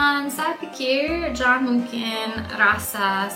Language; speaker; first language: Indonesian; non-native, learner; English